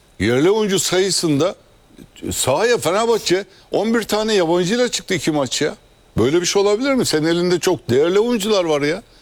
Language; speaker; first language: Turkish; native; Turkish